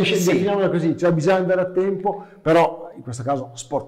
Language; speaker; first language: Italian; native; Italian